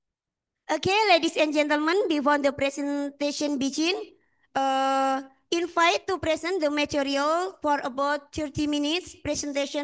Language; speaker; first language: English; non-native, fluent; Indonesian